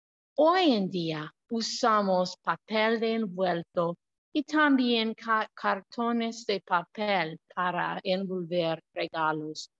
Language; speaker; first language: Spanish; non-native, fluent; English